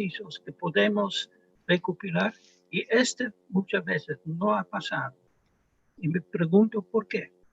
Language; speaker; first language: Spanish; non-native, fluent; Dutch